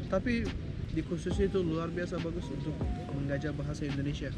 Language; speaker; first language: Indonesian; non-native, learner; Turkish